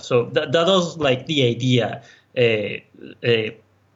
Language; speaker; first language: English; non-native, fluent; Spanish